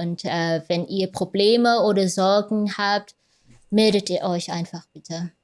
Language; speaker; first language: German; non-native, fluent; Vietnamese